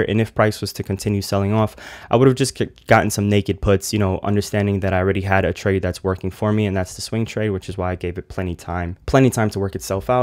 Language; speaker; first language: English; native; English